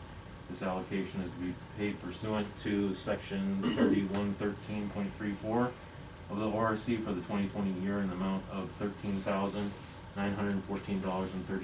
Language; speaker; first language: English; native; English